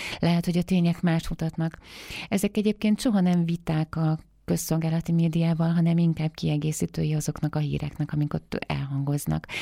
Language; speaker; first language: Hungarian; native; Hungarian